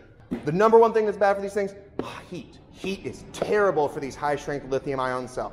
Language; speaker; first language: English; native; English